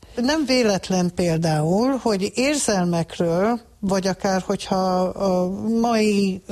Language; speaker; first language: Hungarian; early bilingual, heritage; Hungarian